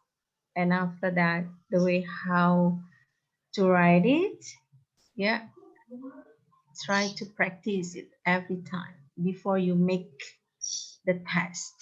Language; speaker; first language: English; non-native, fluent; Indonesian